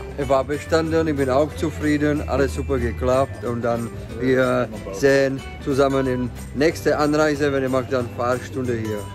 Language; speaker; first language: German; non-native, learner; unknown